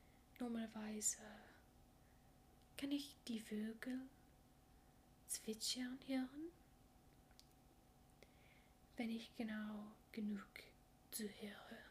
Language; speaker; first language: German; non-native, learner; English